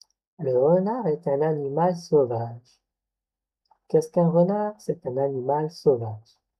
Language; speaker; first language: French; non-native, local second language; Arabic